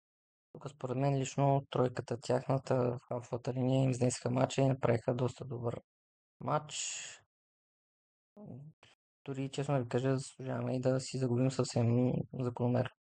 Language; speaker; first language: Bulgarian; native; Bulgarian